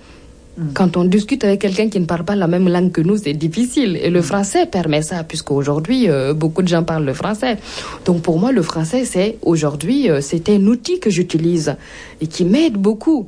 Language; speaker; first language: French; non-native, local second language; Mossi